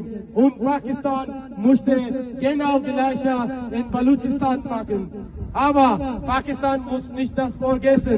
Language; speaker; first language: German; non-native, learner; Baluchi